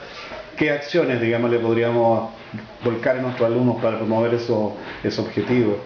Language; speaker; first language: Spanish; native; Spanish